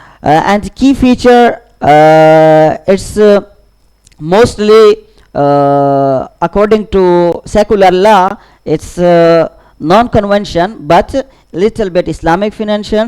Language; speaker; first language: English; non-native, learner; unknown